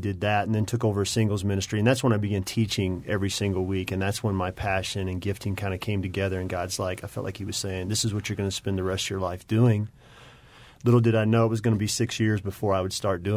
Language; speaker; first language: English; native; English